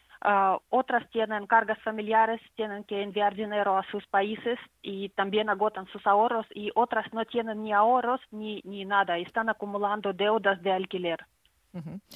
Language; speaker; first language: Spanish; non-native, fluent; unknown